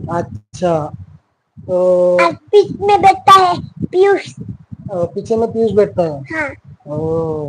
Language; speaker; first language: Hindi; non-native, local second language; Bangla